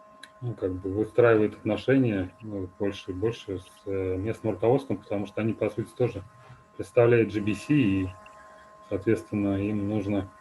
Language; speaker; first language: Russian; native; Russian